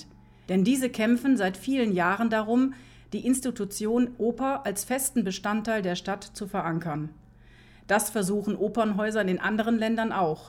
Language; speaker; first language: German; native; German